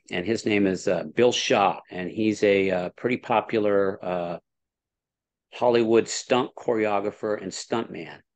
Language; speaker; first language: English; native; English